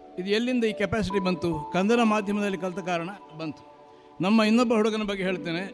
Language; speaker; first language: Kannada; non-native, local second language; Marathi